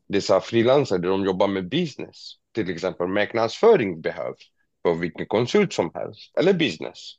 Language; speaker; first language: Swedish; non-native, fluent; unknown